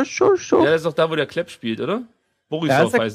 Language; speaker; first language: German; native; German